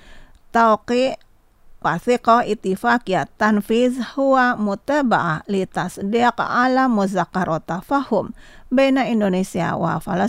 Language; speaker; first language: Arabic; non-native, fluent; Indonesian